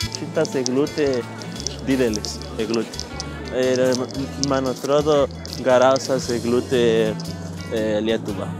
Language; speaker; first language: Lithuanian; non-native, learner; Spanish